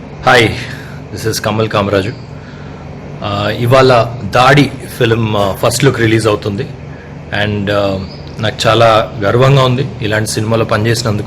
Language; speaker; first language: Telugu; native; Telugu